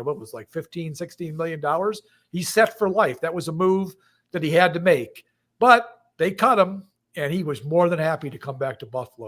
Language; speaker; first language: English; native; English